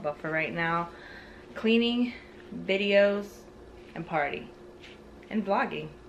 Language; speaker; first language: English; early bilingual, other home language; Spanish